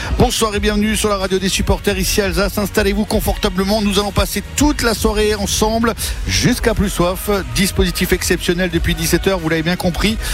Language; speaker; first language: French; native; French